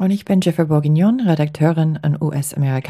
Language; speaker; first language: German; non-native, fluent; English